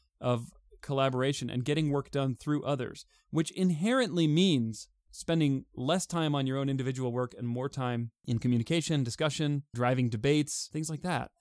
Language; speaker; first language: English; native; English